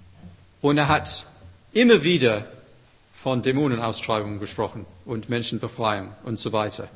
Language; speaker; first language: German; non-native, fluent; English